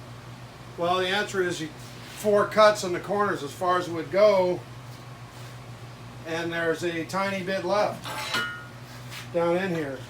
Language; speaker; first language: English; native; English